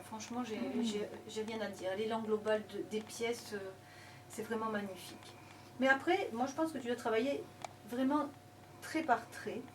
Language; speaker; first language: French; native; French